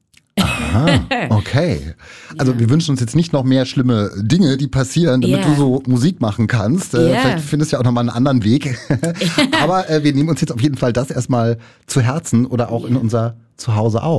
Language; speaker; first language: German; native; German